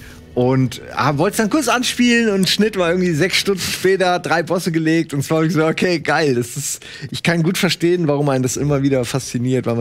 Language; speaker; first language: German; native; German